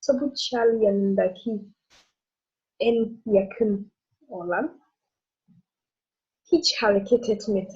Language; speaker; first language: Turkish; non-native, learner; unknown